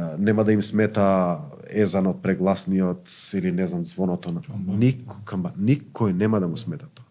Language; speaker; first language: Macedonian; non-native, local second language; Bosnian